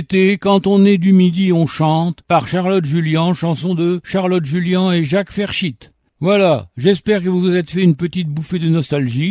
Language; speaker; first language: French; native; French